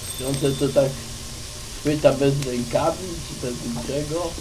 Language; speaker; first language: Polish; native; Polish